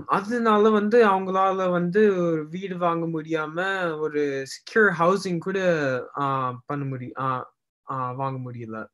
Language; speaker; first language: Tamil; early bilingual, heritage; Tamil